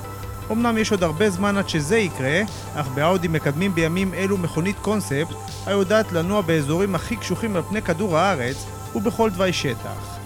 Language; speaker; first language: Hebrew; native; Hebrew